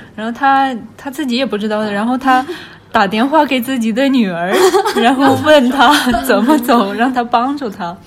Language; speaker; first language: Chinese; non-native, fluent; Russian